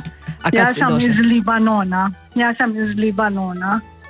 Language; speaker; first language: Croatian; non-native, learner; Arabic